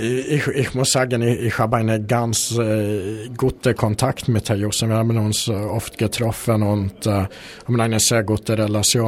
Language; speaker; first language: German; non-native, fluent; Swedish